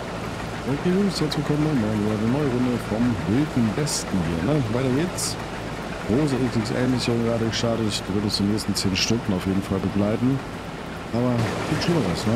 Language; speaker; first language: German; native; German